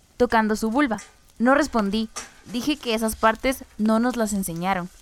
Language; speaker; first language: Spanish; non-native, local second language; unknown